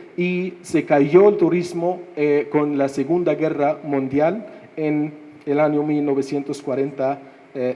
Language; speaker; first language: Spanish; non-native, fluent; Arabic